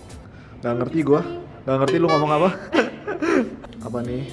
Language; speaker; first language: Indonesian; native; Indonesian